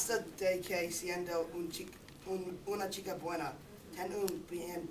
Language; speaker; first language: Spanish; non-native, learner; English